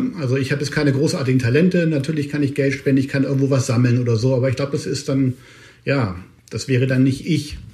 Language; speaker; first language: German; native; German